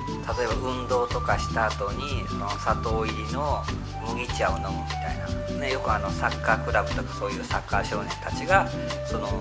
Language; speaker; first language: Japanese; native; Japanese